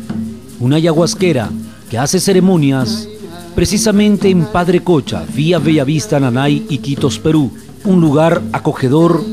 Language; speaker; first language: Spanish; native; Spanish